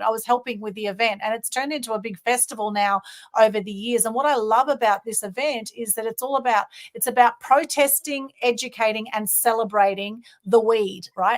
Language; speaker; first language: English; native; English